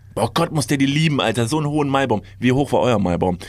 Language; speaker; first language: German; native; German